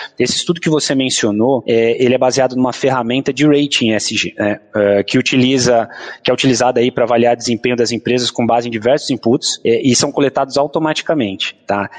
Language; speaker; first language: Portuguese; native; Portuguese